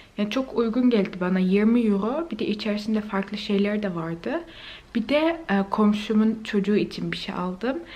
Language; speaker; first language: Turkish; early bilingual, heritage; Turkish